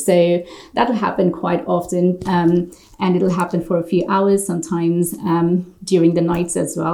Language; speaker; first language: English; non-native, local second language; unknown